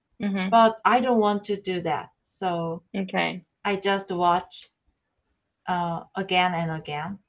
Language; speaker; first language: English; non-native, learner; Korean